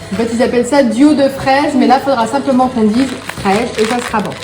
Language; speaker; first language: French; native; French